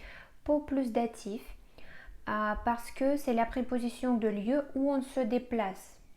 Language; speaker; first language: French; non-native, fluent; Russian